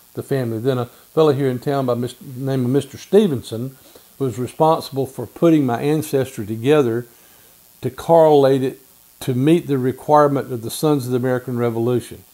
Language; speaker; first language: English; native; English